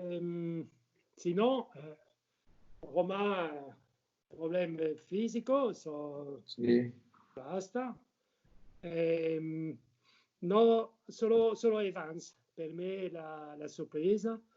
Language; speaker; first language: Italian; non-native, learner; French